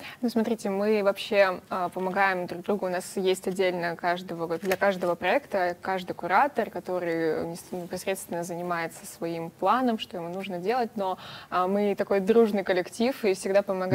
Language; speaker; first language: Russian; native; Russian